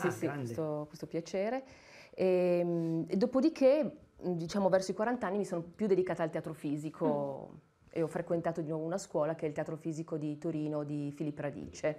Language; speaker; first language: Italian; native; Italian